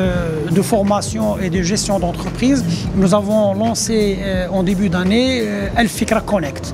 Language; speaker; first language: French; non-native, local second language; Arabic